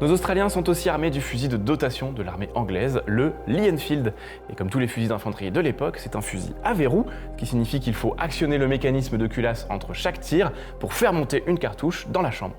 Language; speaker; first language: French; native; French